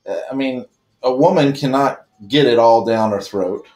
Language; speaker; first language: English; native; English